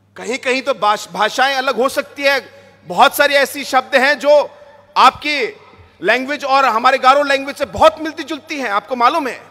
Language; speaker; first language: Hindi; non-native, local second language; Garo